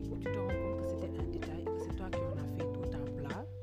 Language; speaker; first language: French; non-native, local second language; Wolof